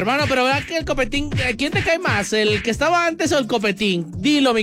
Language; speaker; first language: Spanish; native; Spanish